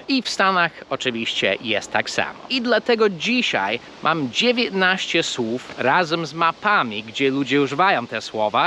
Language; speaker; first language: Polish; non-native, fluent; English